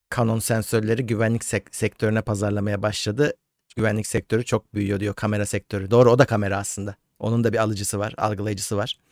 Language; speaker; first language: Turkish; native; Turkish